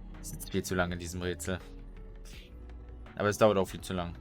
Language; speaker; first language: German; native; German